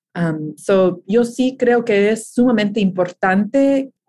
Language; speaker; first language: Spanish; early bilingual, heritage; Spanish